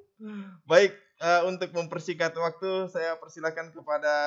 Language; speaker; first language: Indonesian; native; Indonesian